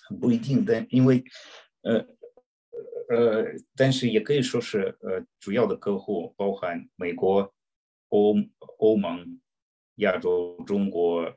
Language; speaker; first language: Chinese; non-native, fluent; Russian